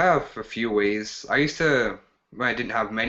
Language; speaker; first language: English; native; English